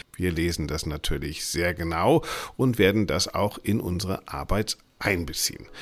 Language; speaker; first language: German; native; German